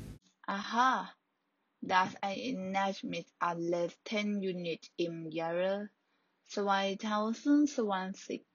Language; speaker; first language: German; non-native, learner; Thai